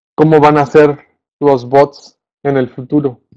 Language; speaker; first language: Spanish; native; Spanish